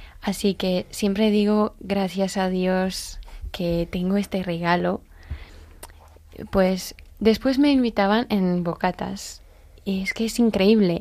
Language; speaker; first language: Spanish; non-native, learner; Georgian